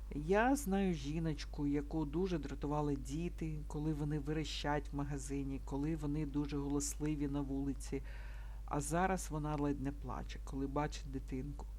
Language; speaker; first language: Ukrainian; non-native, local second language; Russian